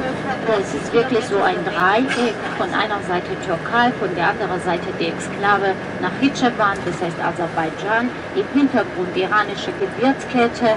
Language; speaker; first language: German; non-native, fluent; Armenian